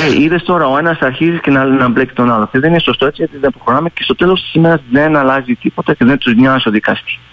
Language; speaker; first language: Greek; early bilingual, heritage; Greek